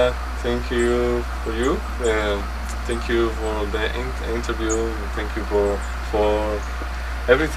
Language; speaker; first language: English; non-native, learner; Spanish